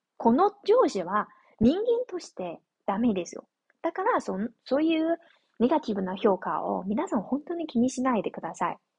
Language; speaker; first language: Japanese; non-native, fluent; Chinese